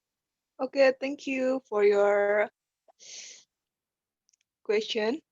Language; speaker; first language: English; non-native, learner; Indonesian